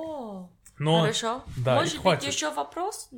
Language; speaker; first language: Russian; non-native, learner; English